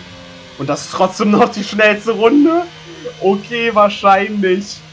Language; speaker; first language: German; native; German